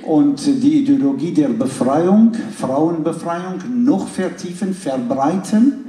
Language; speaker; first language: German; non-native, fluent; Arabic